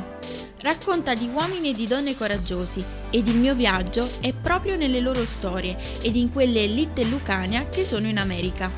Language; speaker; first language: Italian; native; Italian